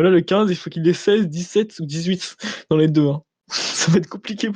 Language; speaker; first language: French; native; French